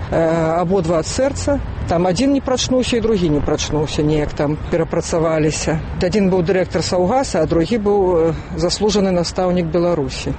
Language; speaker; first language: Belarusian; native; Belarusian